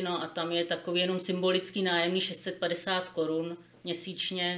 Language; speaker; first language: Czech; native; Czech